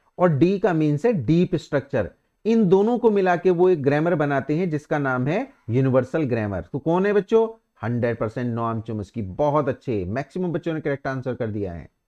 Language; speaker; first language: Hindi; native; Hindi